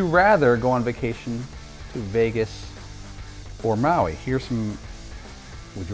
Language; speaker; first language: English; native; English